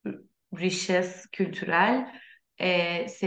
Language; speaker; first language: French; non-native, learner; Turkish